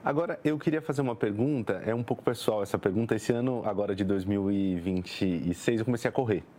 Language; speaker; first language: Portuguese; native; Portuguese